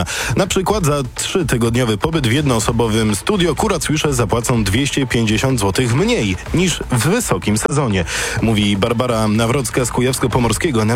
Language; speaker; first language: Polish; native; Polish